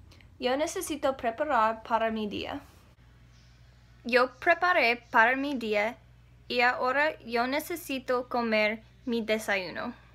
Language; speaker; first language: Spanish; non-native, learner; English